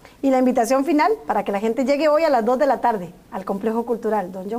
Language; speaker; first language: Spanish; native; Spanish